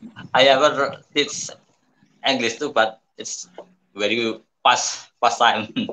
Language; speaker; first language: English; non-native, learner; Javanese